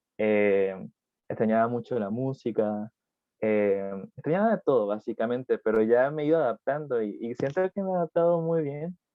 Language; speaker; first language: Spanish; native; Spanish